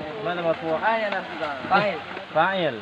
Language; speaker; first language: Arabic; non-native, fluent; Indonesian